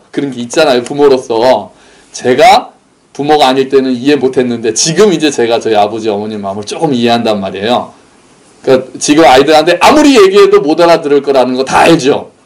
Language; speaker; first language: Korean; native; Korean